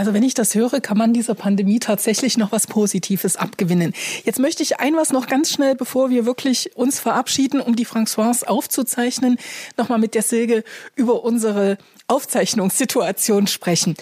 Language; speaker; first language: German; native; German